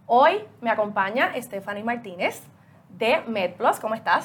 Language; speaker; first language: Spanish; native; Spanish